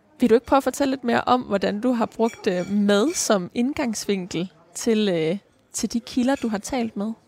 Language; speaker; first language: Danish; native; Danish